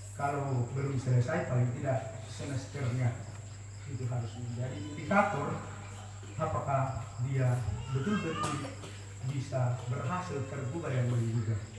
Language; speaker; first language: Indonesian; non-native, local second language; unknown